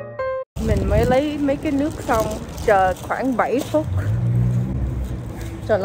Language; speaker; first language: Vietnamese; early bilingual, heritage; Vietnamese